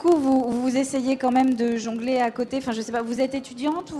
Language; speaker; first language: French; native; French